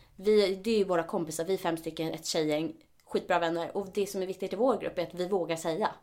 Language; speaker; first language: Swedish; early bilingual, other home language; Spanish